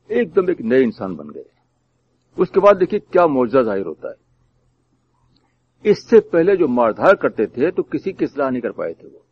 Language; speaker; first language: Urdu; native; Urdu